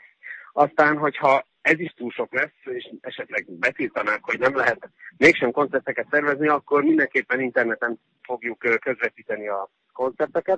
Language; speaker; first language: Hungarian; native; Hungarian